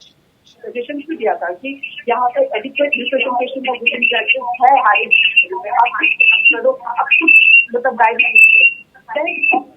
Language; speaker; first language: Hindi; native; Hindi